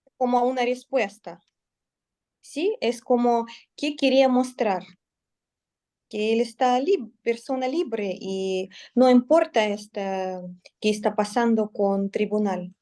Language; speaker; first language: Spanish; non-native, learner; Russian